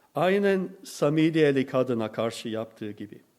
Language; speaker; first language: Turkish; non-native, fluent; English